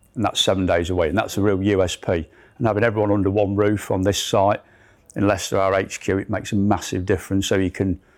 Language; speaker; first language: English; native; English